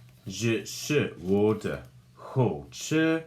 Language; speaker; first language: Chinese; non-native, fluent; English